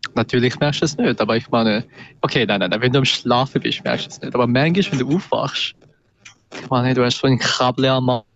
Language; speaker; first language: German; native; German